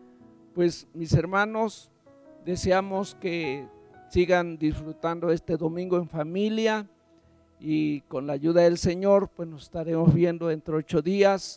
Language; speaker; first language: Spanish; native; Spanish